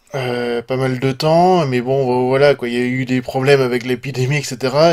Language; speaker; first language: French; native; French